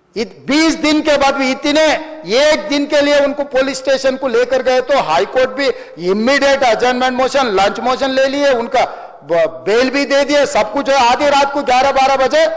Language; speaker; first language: Hindi; non-native, local second language; Telugu